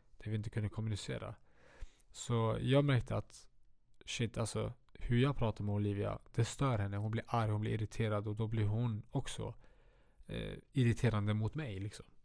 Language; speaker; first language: Swedish; native; Swedish